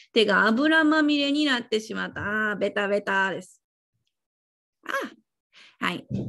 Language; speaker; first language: Japanese; native; Japanese